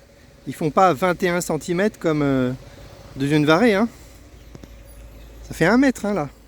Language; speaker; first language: French; native; French